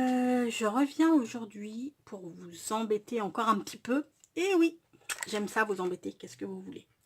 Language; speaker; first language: French; native; French